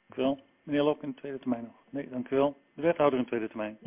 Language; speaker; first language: Dutch; native; Dutch